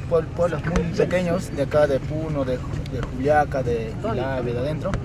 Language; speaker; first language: Spanish; native; Spanish